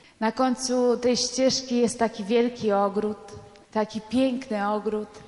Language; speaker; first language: Polish; non-native, fluent; Italian